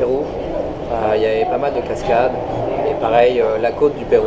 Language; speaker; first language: French; native; French